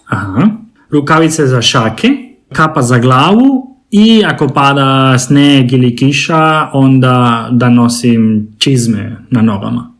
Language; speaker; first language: Serbian; non-native, learner; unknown